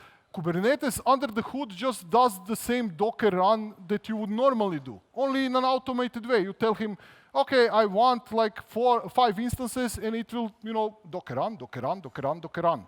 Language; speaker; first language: English; non-native, fluent; Croatian